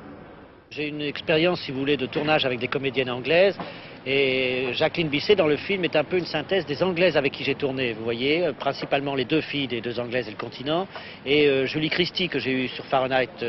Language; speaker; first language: French; native; French